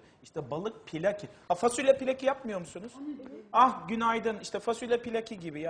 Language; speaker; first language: Turkish; native; Turkish